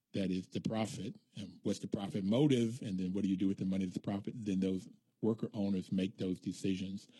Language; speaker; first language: English; native; English